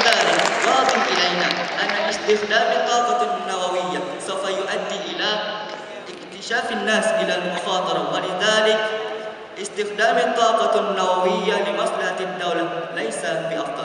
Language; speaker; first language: Arabic; non-native, learner; Malay